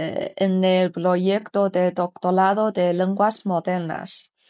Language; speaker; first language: Spanish; non-native, fluent; Chinese